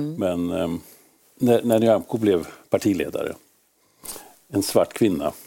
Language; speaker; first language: Swedish; native; Swedish